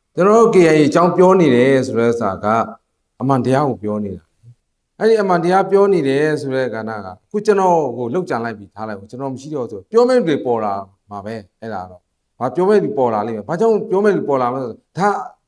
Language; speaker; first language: Burmese; non-native, local second language; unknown